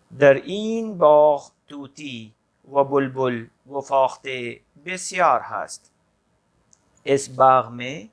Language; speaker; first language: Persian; non-native, fluent; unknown